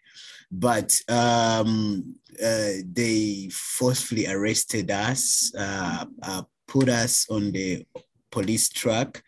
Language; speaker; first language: English; non-native, local second language; Ganda